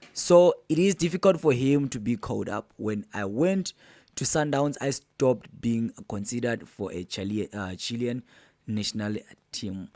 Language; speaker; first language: English; non-native, local second language; Zulu